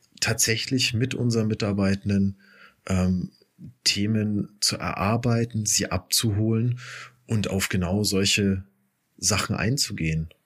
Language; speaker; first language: German; native; German